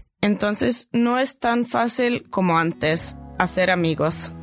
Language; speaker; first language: Spanish; non-native, fluent; Norwegian